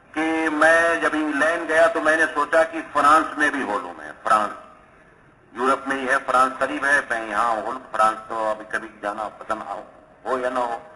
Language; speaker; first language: Urdu; native; Urdu